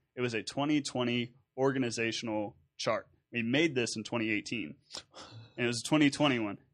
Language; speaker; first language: English; native; English